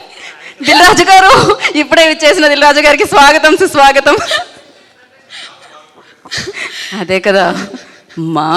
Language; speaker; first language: Telugu; native; Telugu